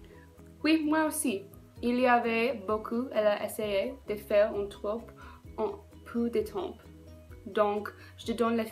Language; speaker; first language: French; non-native, learner; English